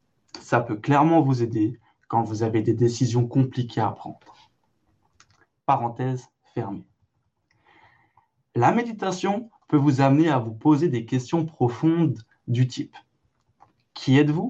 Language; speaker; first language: French; native; French